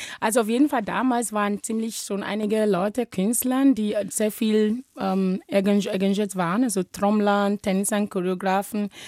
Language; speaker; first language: German; non-native, fluent; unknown